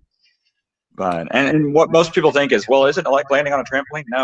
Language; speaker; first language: English; native; English